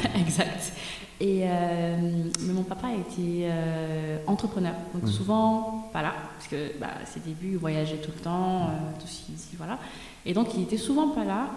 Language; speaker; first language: French; non-native, local second language; Bambara